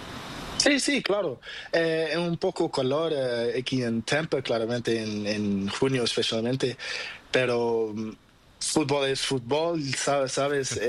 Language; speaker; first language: Spanish; non-native, learner; Portuguese